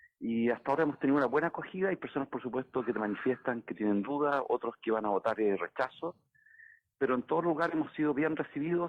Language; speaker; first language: Spanish; native; Spanish